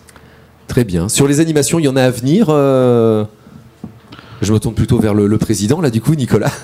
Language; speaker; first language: French; native; French